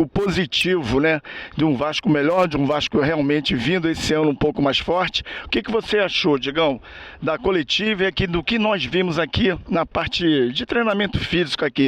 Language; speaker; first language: Portuguese; native; Portuguese